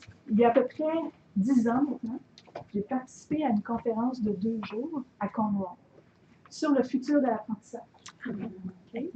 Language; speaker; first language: French; native; French